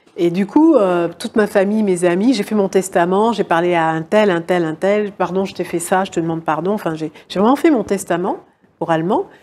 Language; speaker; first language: French; native; French